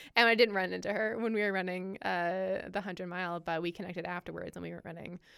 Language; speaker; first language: English; native; English